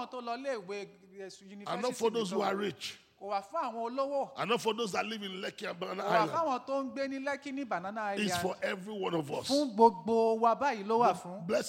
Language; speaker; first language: English; non-native, local second language; Igbo